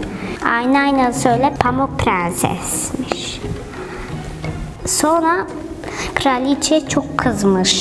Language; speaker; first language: Turkish; early bilingual, heritage; Turkish